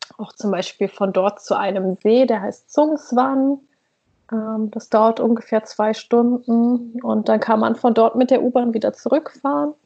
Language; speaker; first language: German; native; German